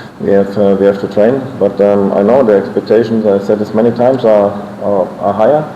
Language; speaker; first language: English; non-native, fluent; German